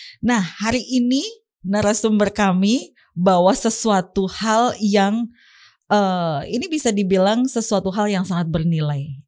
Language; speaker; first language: Indonesian; native; Indonesian